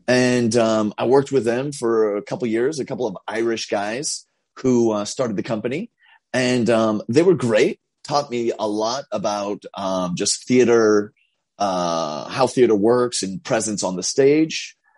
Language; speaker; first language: English; native; English